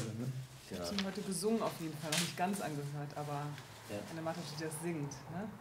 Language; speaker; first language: German; native; German